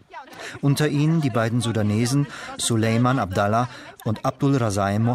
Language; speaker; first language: German; native; German